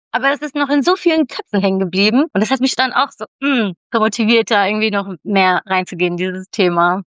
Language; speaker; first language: German; early bilingual, other home language; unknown